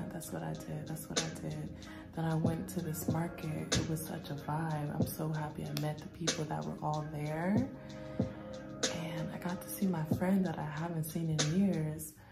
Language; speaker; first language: English; native; English